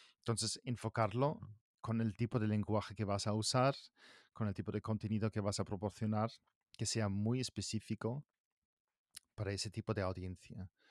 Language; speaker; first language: Spanish; non-native, fluent; German